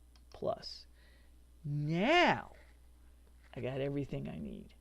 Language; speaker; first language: English; native; English